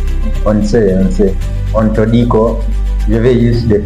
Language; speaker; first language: French; non-native, learner; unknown